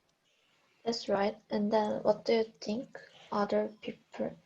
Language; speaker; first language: English; non-native, learner; Korean